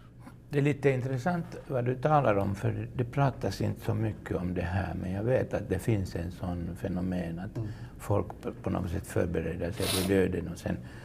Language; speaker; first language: Swedish; non-native, local second language; Finnish